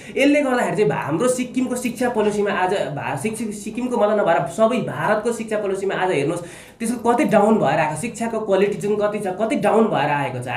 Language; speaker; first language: Nepali; native; Nepali